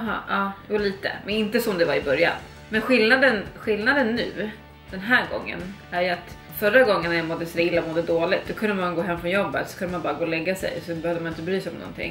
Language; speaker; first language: Swedish; native; Swedish